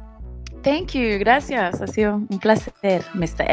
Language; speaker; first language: Spanish; early bilingual, heritage; Spanish